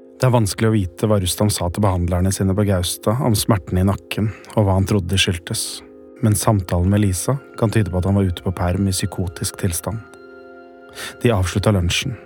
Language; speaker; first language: Norwegian; native; Norwegian